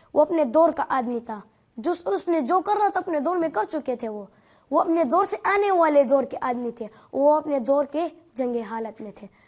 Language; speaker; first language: Urdu; non-native, local second language; Pashto